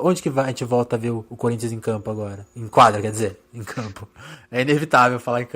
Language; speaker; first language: Portuguese; native; Portuguese